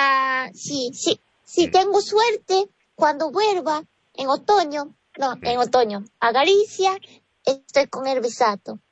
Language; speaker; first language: Spanish; non-native, learner; Japanese